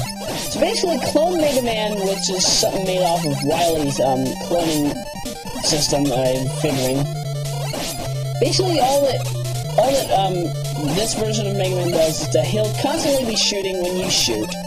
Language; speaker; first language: English; native; English